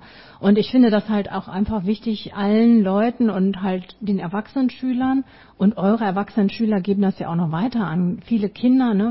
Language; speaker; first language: German; native; German